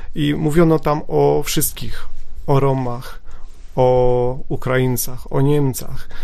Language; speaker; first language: Polish; native; Polish